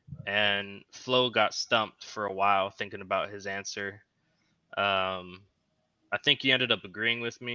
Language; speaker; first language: English; native; English